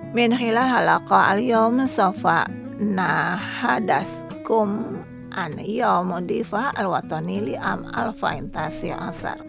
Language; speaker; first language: Arabic; non-native, fluent; Indonesian